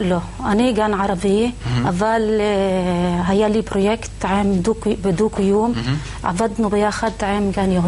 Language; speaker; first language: Hebrew; non-native, local second language; Arabic